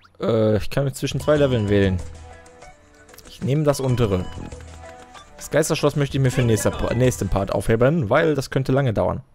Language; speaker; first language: German; native; German